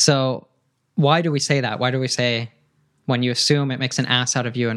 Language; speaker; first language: English; native; English